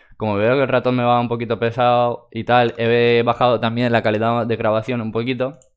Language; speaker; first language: Spanish; non-native, fluent; Russian